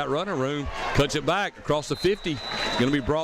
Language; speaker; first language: English; native; English